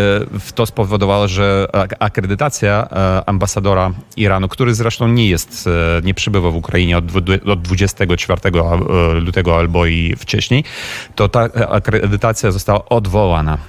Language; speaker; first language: Polish; non-native, fluent; Ukrainian